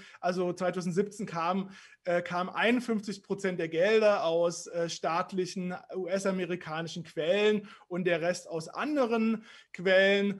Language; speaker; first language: German; native; German